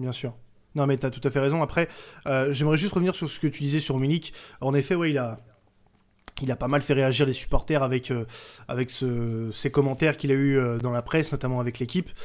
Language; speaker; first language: French; native; French